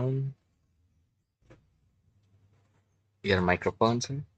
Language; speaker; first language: English; non-native, learner; Indonesian